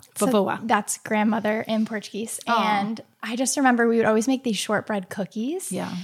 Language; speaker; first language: English; early bilingual, other home language; Portuguese